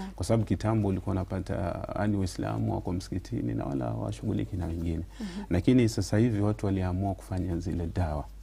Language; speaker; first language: Swahili; non-native, local second language; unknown